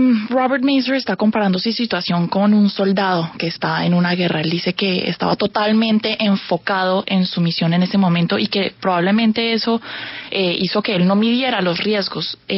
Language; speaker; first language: Spanish; native; Spanish